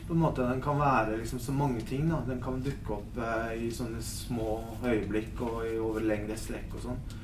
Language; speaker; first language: Norwegian; early bilingual, other home language; Spanish